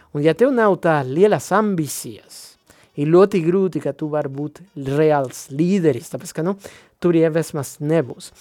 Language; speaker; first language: Latvian; non-native, fluent; Spanish